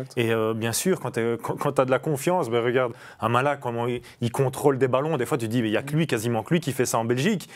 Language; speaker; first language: French; native; French